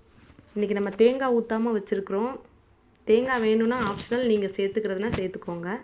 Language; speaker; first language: Tamil; native; Tamil